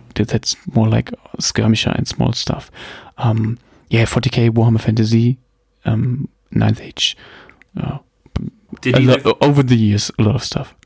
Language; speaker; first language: English; non-native, fluent; German